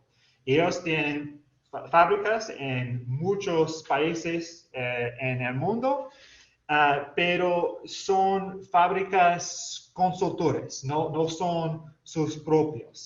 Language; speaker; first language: Spanish; non-native, fluent; English